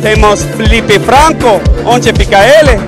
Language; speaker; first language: Portuguese; non-native, learner; Spanish